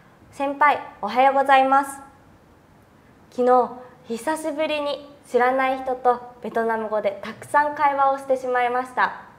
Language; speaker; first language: Japanese; non-native, fluent; Vietnamese